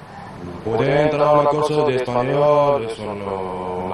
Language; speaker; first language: Spanish; non-native, learner; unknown